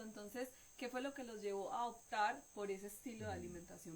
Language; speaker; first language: Spanish; native; Spanish